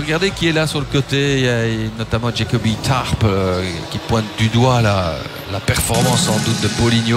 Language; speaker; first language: French; native; French